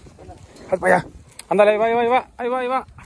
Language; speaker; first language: Spanish; native; Spanish